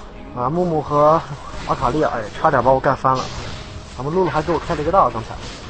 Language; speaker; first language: Chinese; native; Chinese